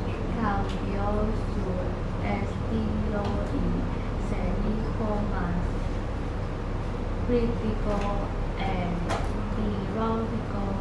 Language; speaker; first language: Spanish; non-native, learner; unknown